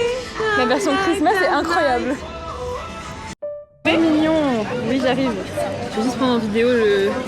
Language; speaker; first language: French; native; French